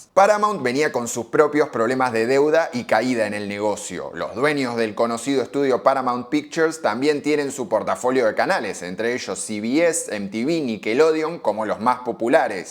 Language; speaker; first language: Spanish; native; Spanish